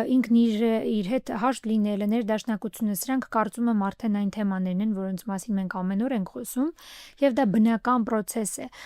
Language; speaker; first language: Armenian; native; Armenian